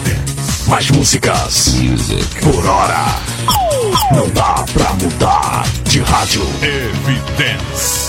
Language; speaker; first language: Portuguese; native; Portuguese